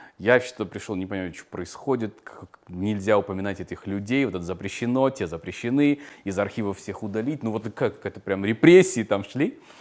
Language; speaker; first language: Russian; native; Russian